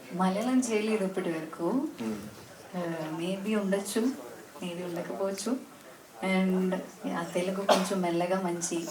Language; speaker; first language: Telugu; non-native, learner; Malayalam